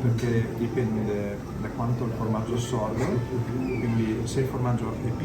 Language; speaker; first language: Italian; native; Italian